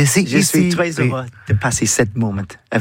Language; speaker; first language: French; non-native, learner; English